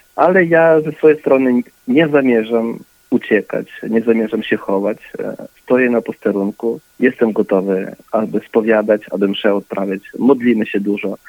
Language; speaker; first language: Polish; early bilingual, heritage; Polish